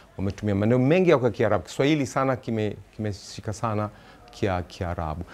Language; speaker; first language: Swahili; native; Swahili